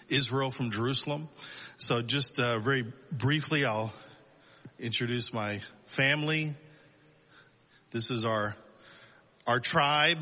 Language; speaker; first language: English; native; English